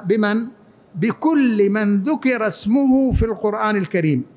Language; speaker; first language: Arabic; native; Arabic